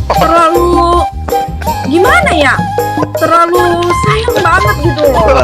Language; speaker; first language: Indonesian; native; Indonesian